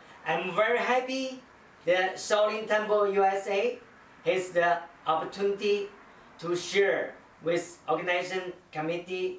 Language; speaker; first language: English; non-native, learner; Chinese